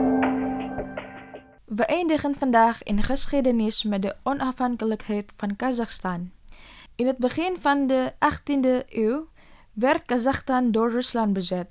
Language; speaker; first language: Dutch; non-native, fluent; Indonesian